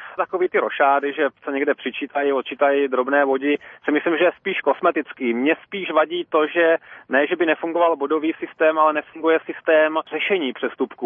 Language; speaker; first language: Czech; native; Czech